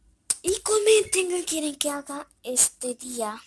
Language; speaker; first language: Spanish; native; Spanish